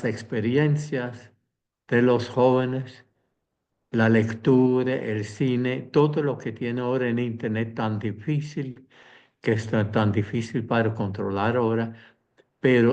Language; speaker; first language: Spanish; non-native, fluent; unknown